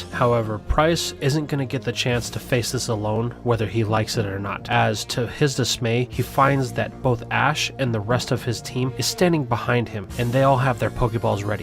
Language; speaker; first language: English; native; English